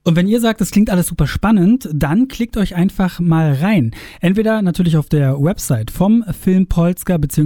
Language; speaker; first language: German; native; German